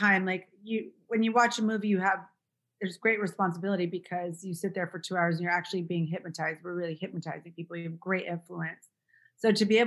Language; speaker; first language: English; native; English